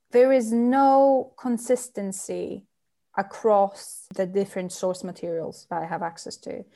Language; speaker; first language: English; non-native, fluent; Polish